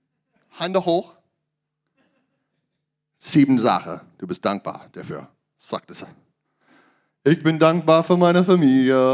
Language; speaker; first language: German; non-native, learner; English